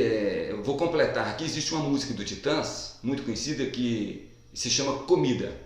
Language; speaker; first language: Portuguese; native; Portuguese